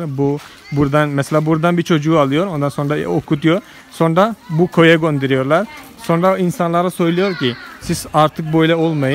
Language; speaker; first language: Turkish; non-native, fluent; Malayalam